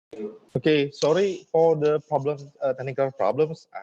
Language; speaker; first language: English; non-native, fluent; Indonesian